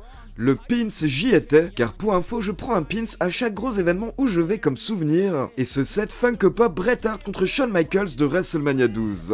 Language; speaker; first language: French; native; French